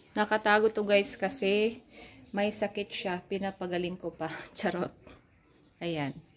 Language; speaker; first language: Filipino; non-native, local second language; Cebuano